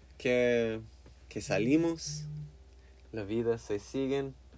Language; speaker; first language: Spanish; non-native, learner; English